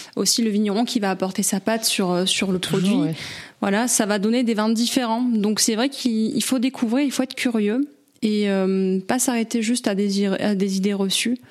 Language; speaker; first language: French; native; French